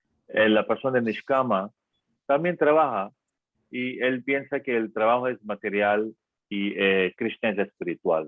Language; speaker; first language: Spanish; non-native, fluent; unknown